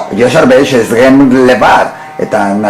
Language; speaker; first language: Hebrew; non-native, learner; Spanish